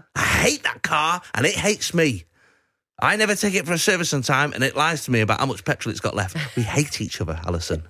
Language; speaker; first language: English; native; English